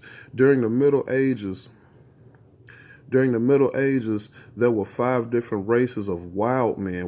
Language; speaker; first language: English; native; English